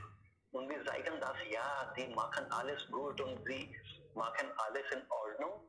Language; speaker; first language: German; non-native, learner; Hindi